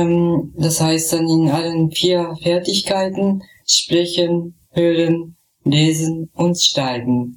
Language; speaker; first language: German; non-native, fluent; Japanese